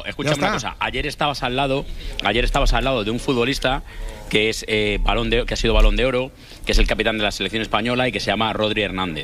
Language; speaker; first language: Spanish; native; Spanish